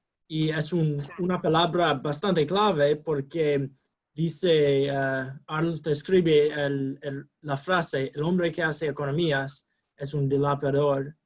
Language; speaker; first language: Spanish; non-native, learner; English